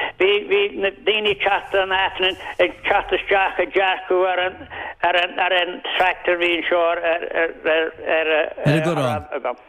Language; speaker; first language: Irish; native; Irish